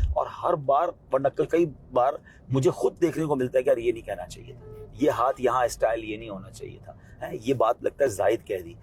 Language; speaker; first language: Urdu; non-native, local second language; Memoni